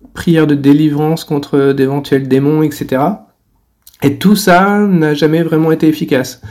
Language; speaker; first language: French; native; French